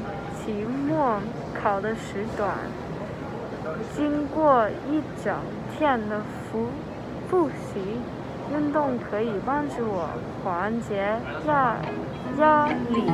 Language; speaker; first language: Chinese; non-native, learner; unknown